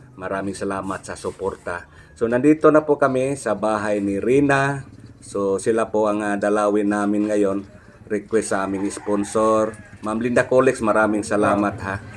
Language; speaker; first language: Filipino; non-native, local second language; Cebuano